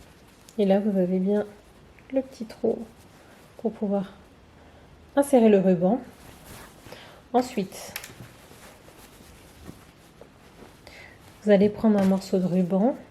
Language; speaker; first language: French; native; French